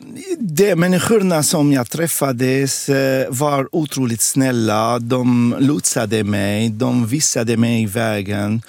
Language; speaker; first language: Swedish; non-native, fluent; Arabic